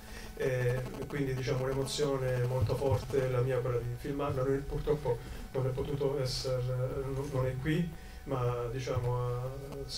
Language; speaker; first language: Italian; native; Italian